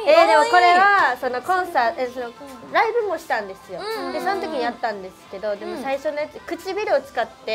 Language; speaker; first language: Japanese; native; Japanese